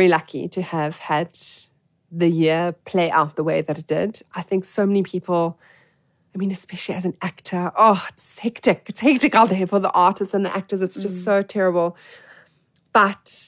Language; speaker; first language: English; native; English